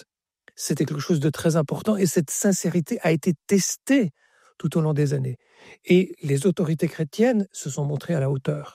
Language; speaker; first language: French; native; French